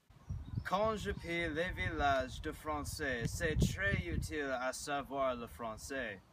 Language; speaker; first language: French; non-native, learner; English